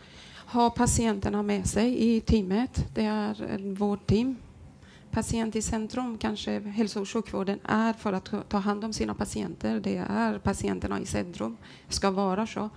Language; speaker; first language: Swedish; non-native, fluent; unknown